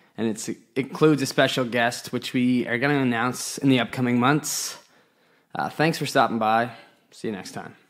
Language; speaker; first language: English; native; English